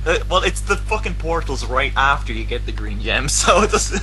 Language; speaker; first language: English; native; English